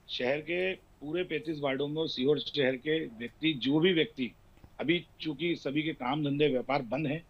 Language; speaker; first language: Hindi; native; Hindi